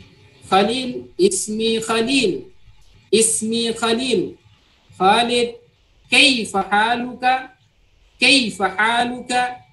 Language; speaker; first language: Arabic; non-native, fluent; Indonesian